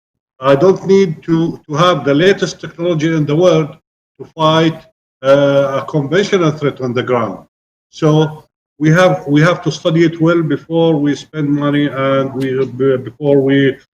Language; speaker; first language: English; non-native, fluent; Arabic